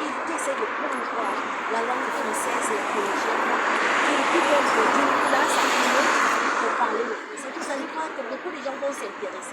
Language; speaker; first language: French; non-native, fluent; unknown